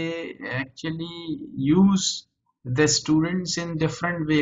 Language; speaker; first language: English; non-native, local second language; Hindi